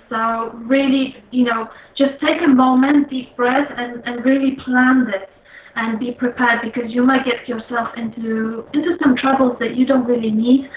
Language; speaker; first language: English; non-native, fluent; Polish